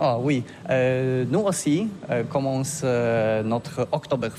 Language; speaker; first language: French; non-native, learner; Polish